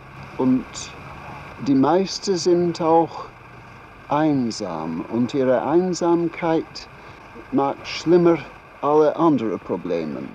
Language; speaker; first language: German; non-native, learner; English